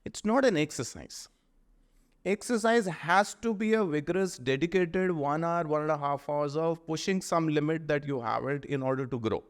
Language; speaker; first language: English; non-native, local second language; Punjabi